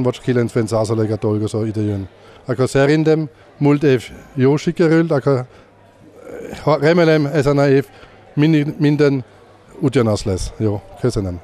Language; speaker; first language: Hungarian; non-native, learner; German